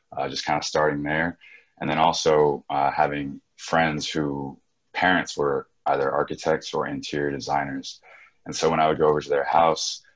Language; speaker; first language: English; native; English